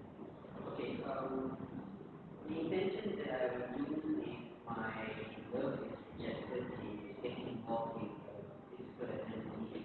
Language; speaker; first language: English; non-native, local second language; Malay